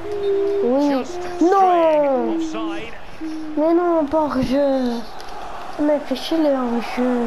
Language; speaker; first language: French; native; French